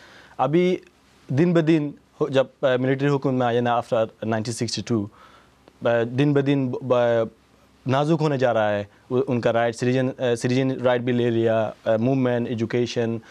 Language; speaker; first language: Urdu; non-native, fluent; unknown